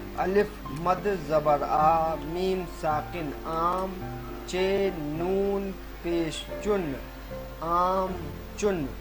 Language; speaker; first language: Urdu; native; Urdu